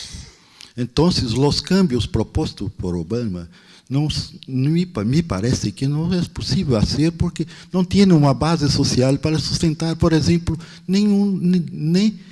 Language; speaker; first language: Spanish; non-native, learner; Portuguese